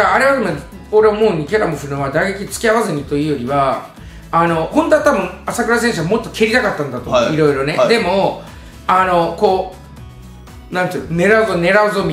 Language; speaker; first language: Japanese; native; Japanese